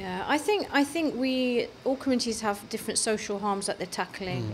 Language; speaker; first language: English; early bilingual, other home language; Hindi